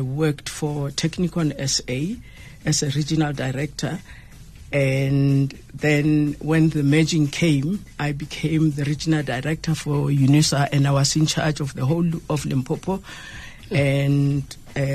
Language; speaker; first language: English; non-native, local second language; Northern Sotho